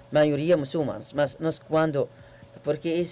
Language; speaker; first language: Portuguese; non-native, learner; Arabic